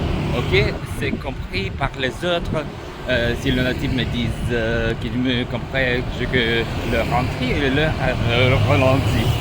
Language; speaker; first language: French; non-native, learner; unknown